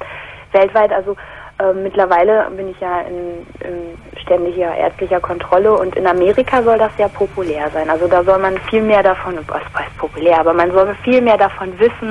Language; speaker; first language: German; native; German